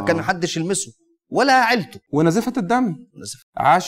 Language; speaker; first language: Arabic; native; Arabic